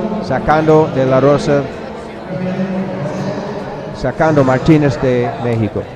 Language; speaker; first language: Spanish; non-native, learner; English